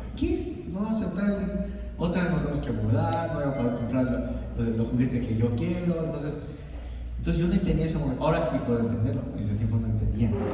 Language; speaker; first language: Spanish; early bilingual, other home language; Korean